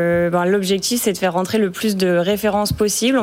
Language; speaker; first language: French; native; French